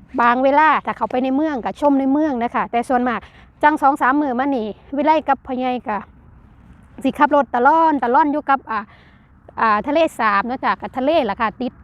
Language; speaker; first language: Thai; non-native, local second language; Lao